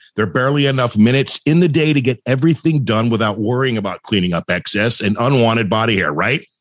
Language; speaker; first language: English; native; English